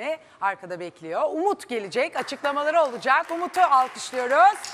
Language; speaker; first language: Turkish; native; Turkish